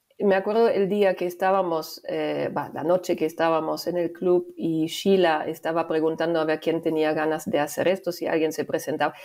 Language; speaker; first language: Spanish; non-native, fluent; German